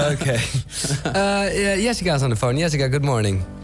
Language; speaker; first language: English; non-native, fluent; Dutch